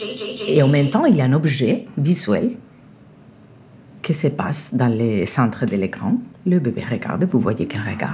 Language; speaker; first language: French; non-native, fluent; Spanish